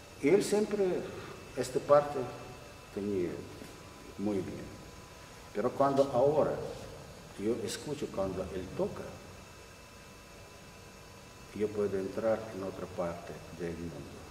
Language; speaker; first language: Spanish; non-native, learner; Russian